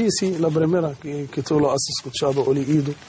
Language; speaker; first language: Spanish; non-native, learner; Arabic